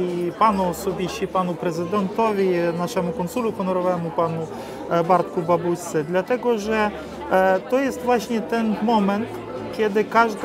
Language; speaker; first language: Polish; non-native, fluent; Ukrainian